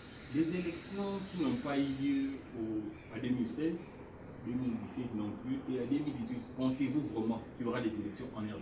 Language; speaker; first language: French; non-native, local second language; Lingala